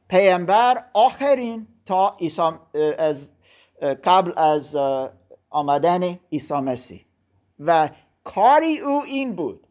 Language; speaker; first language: Persian; non-native, learner; German